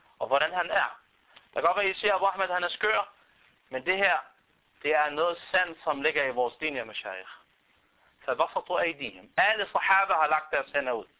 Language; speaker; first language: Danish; non-native, fluent; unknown